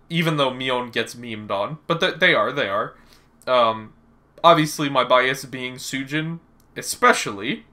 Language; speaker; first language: English; native; English